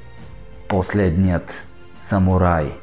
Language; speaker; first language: Bulgarian; native; Bulgarian